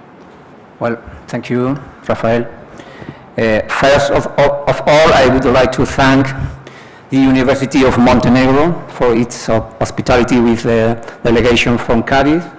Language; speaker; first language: English; non-native, fluent; Spanish